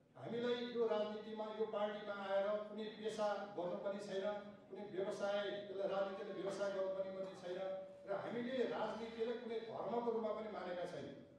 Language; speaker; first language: Nepali; native; Nepali